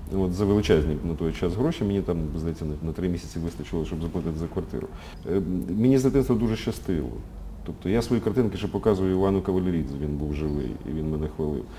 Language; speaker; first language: Ukrainian; native; Ukrainian